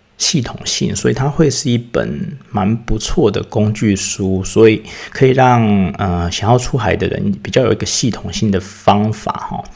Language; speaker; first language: Chinese; native; Chinese